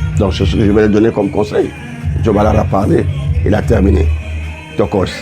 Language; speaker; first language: French; non-native, local second language; Lingala